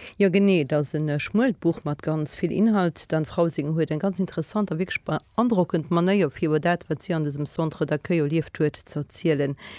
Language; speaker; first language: Luxembourgish; native; Luxembourgish